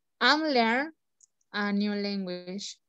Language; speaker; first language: English; non-native, learner; Spanish